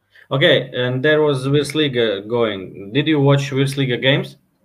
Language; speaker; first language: English; non-native, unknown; Latvian